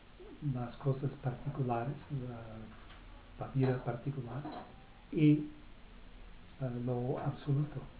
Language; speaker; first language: Spanish; non-native, fluent; English